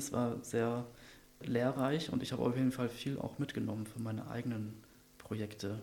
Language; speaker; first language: German; native; German